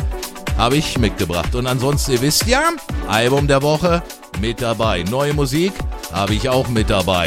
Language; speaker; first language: German; native; German